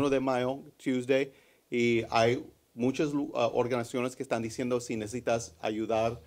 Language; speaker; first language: Spanish; early bilingual, heritage; English